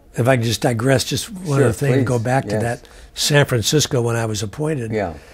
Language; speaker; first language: English; native; English